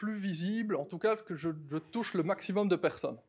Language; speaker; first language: French; native; French